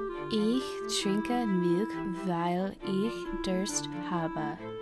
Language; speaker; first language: German; non-native, learner; English